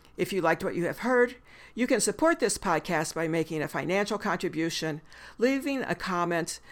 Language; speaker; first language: English; native; English